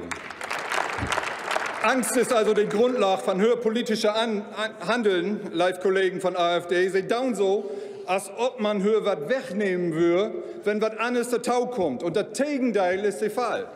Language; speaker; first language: German; non-native, local second language; Low German